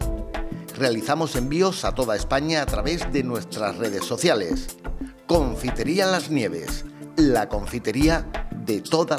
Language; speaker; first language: Spanish; native; Spanish